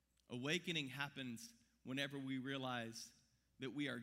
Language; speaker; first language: English; native; English